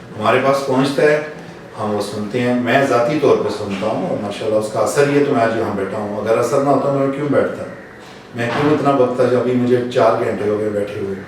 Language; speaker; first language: Urdu; non-native, local second language; Punjabi